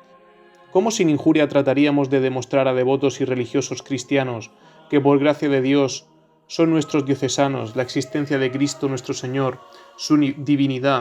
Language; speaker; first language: Spanish; native; Spanish